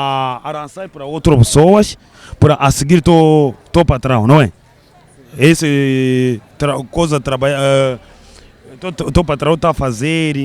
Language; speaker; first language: Portuguese; non-native, learner; Kinyarwanda